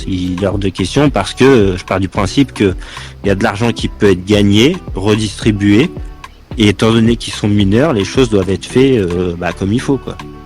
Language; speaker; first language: French; native; French